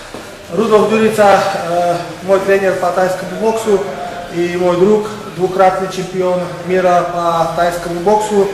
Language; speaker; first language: Russian; non-native, fluent; Slovak